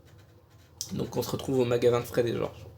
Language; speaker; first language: French; native; French